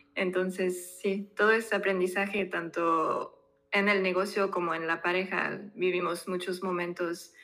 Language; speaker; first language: Spanish; non-native, fluent; French